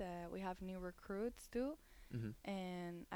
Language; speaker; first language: English; non-native, fluent; Spanish